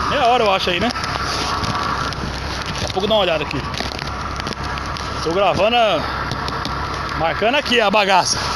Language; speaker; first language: Portuguese; native; Portuguese